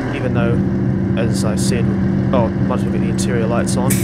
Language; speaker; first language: English; native; English